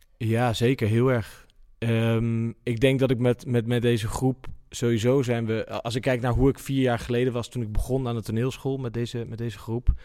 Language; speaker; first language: Dutch; native; Dutch